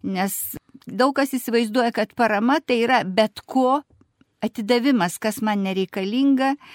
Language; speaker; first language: Lithuanian; non-native, fluent; Russian